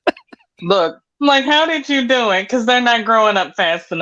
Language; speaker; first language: English; native; English